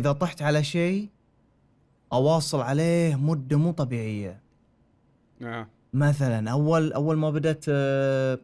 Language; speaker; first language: Arabic; native; Arabic